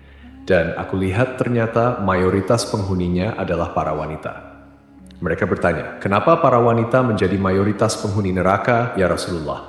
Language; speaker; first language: Indonesian; native; Indonesian